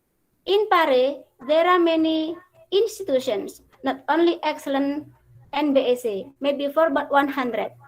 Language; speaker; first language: English; non-native, fluent; Indonesian